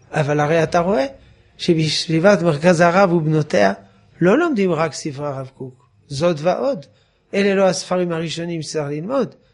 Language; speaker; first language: Hebrew; non-native, fluent; French